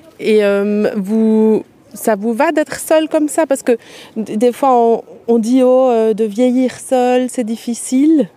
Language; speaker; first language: French; non-native, local second language; Swiss German